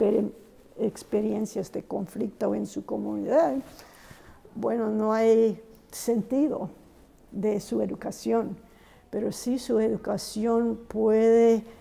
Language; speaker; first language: Spanish; non-native, fluent; English